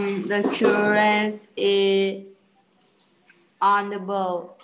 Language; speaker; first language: English; non-native, learner; Vietnamese